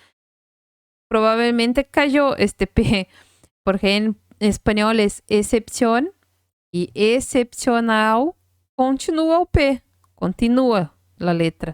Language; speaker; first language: Spanish; non-native, fluent; Portuguese